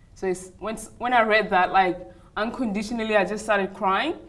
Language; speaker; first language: English; native; English